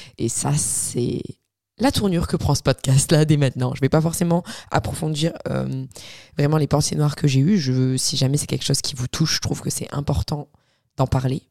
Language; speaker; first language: French; early bilingual, other home language; Arabic